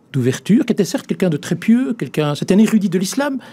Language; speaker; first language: French; native; French